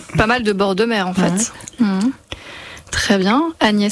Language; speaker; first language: French; native; French